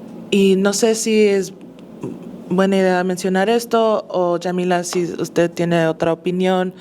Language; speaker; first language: Spanish; early bilingual, other home language; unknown